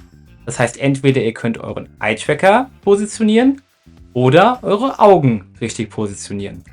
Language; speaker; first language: German; native; German